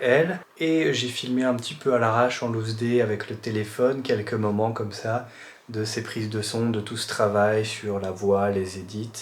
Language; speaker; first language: French; native; French